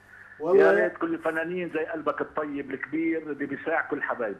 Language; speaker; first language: Arabic; native; Arabic